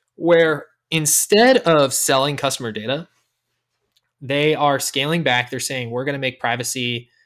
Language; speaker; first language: English; native; English